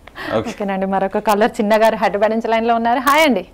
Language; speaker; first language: Telugu; native; Telugu